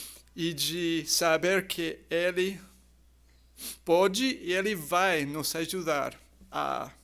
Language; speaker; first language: Portuguese; non-native, fluent; English